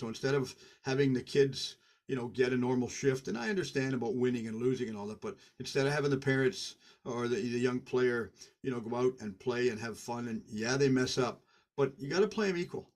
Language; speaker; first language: English; native; English